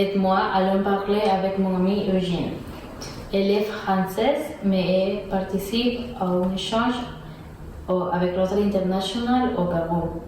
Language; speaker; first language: French; non-native, learner; Spanish